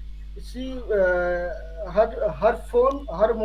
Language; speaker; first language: English; non-native, learner; Hindi